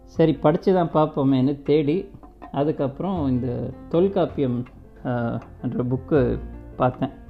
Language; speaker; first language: Tamil; non-native, local second language; Kannada